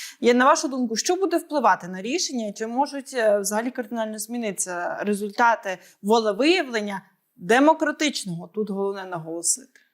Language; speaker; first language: Ukrainian; native; Ukrainian